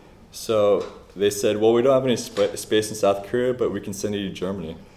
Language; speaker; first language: English; native; English